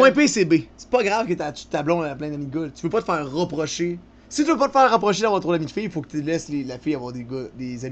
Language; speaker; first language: French; native; French